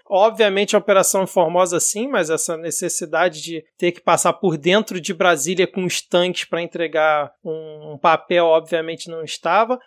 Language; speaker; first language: Portuguese; native; Portuguese